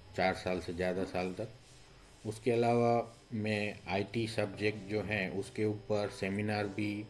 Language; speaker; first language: Hindi; non-native, local second language; Gujarati